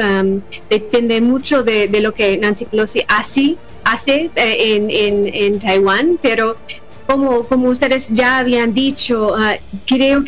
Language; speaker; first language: Spanish; non-native, fluent; English